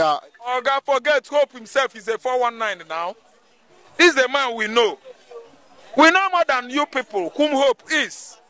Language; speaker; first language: English; non-native, local second language; Igbo